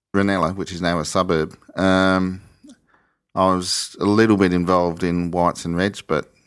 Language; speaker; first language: English; native; English